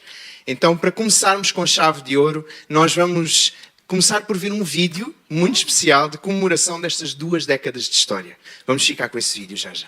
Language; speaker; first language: Portuguese; native; Portuguese